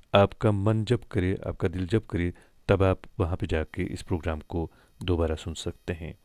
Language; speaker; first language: Urdu; non-native, local second language; Kashmiri